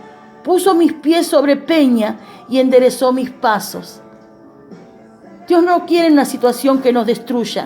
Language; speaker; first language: Spanish; native; Spanish